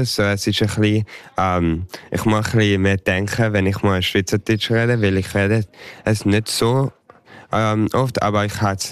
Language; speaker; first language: German; early bilingual, heritage; English